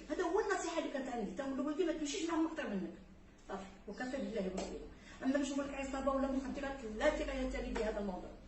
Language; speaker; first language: Arabic; native; Arabic